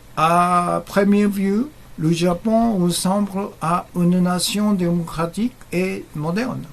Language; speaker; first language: French; non-native, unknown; Japanese